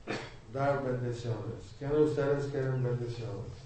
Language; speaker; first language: Spanish; non-native, learner; English